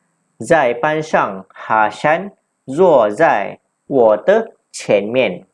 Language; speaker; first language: Chinese; non-native, local second language; Malay